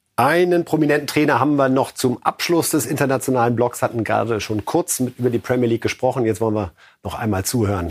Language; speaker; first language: German; native; German